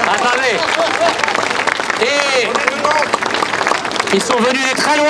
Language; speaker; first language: French; early bilingual, other home language; Arabic